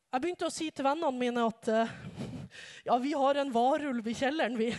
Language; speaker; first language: Norwegian; native; Norwegian